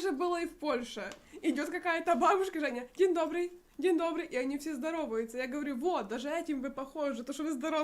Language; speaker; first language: Russian; native; Russian